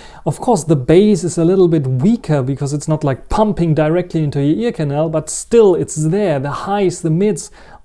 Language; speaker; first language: English; non-native, fluent; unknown